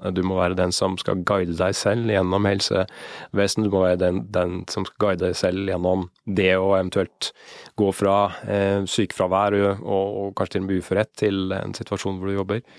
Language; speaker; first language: Norwegian; native; Norwegian